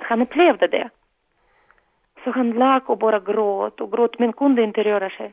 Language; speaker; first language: Swedish; non-native, fluent; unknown